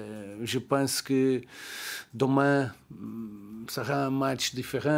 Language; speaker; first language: French; non-native, learner; Portuguese